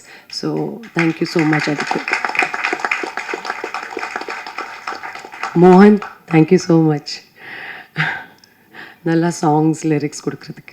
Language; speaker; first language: Tamil; non-native, fluent; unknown